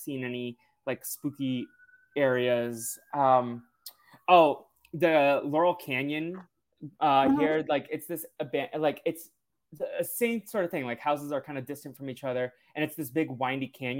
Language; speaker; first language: English; native; English